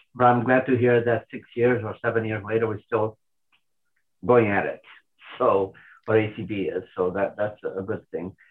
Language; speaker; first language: English; non-native, fluent; Portuguese